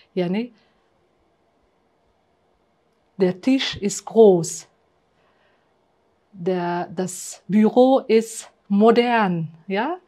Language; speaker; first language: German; non-native, fluent; Uzbek